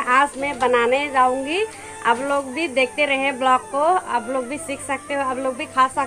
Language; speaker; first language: Hindi; non-native, local second language; Chakma